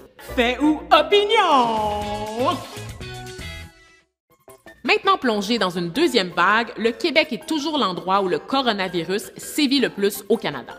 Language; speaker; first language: French; native; French